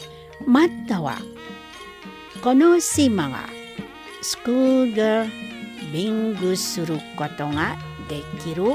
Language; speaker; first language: Japanese; non-native, fluent; Indonesian